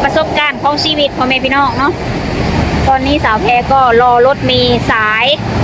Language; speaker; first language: Thai; native; Thai